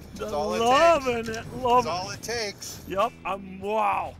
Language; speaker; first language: English; native; English